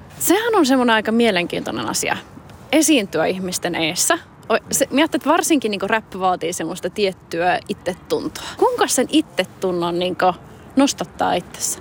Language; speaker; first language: Finnish; native; Finnish